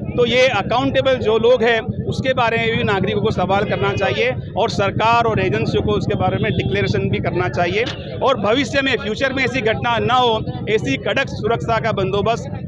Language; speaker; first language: Hindi; non-native, local second language; Gujarati